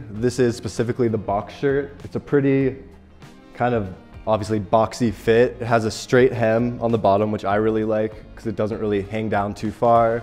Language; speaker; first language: English; native; English